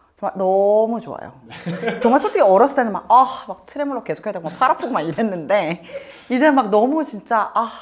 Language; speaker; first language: Korean; native; Korean